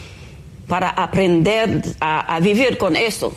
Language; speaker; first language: Spanish; non-native, fluent; Haitian Creole